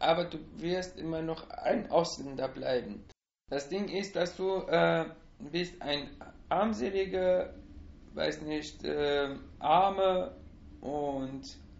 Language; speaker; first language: German; non-native, learner; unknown